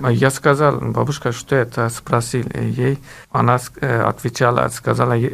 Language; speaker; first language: Russian; non-native, learner; Turkish